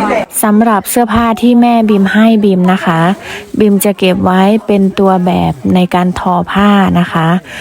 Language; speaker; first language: Thai; non-native, local second language; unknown